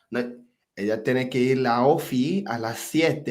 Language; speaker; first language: Spanish; non-native, learner; English